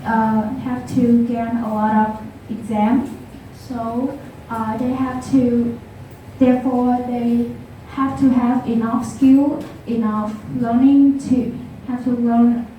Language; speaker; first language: English; non-native, learner; Vietnamese